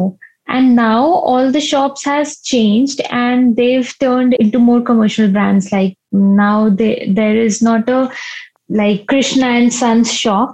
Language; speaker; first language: English; non-native, local second language; Hindi